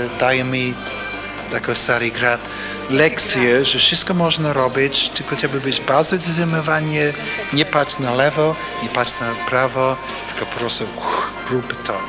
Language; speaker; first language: Polish; non-native, fluent; English